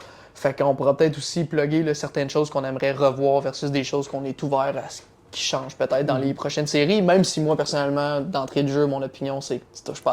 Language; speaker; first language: French; native; French